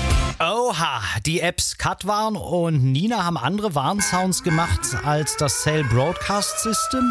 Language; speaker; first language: German; native; German